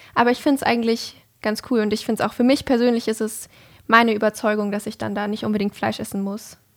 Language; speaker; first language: German; native; German